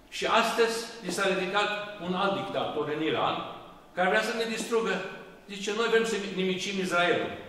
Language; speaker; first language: Romanian; early bilingual, heritage; Romanian